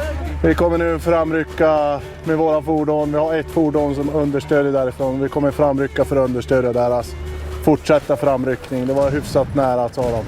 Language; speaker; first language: Swedish; native; Swedish